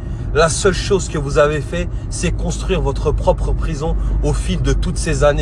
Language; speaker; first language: French; native; French